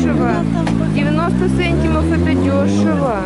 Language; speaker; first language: Russian; native; Russian